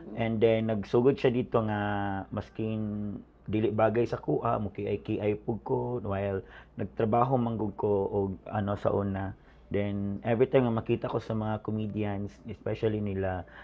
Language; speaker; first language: Cebuano; native; Cebuano